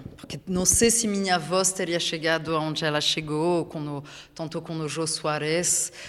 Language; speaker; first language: Portuguese; non-native, fluent; French